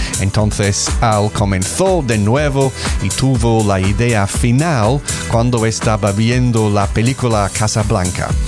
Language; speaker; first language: Spanish; non-native, learner; English